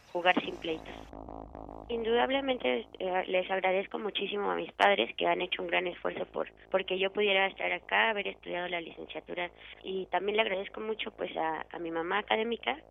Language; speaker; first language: Spanish; native; Spanish